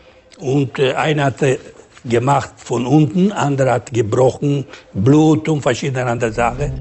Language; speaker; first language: German; non-native, fluent; Ladino